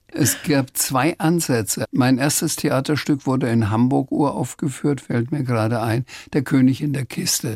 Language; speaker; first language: German; native; German